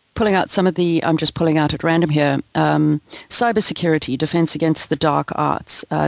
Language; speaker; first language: English; native; English